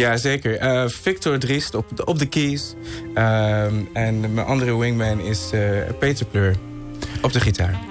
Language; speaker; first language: Dutch; early bilingual, other home language; Greek